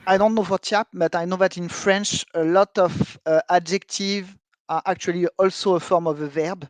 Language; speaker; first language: English; non-native, fluent; French